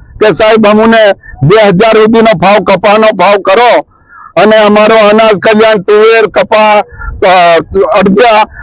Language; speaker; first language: Gujarati; non-native, local second language; Rathawi